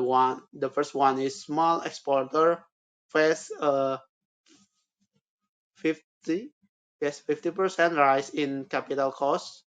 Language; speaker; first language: English; non-native, learner; Indonesian